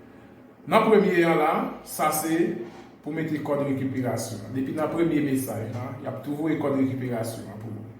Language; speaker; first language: French; non-native, learner; Haitian Creole